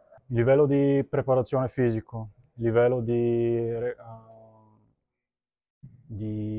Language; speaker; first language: Italian; non-native, fluent; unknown